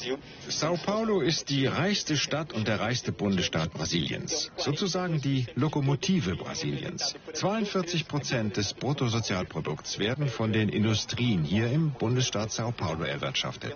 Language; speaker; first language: German; non-native, fluent; Portuguese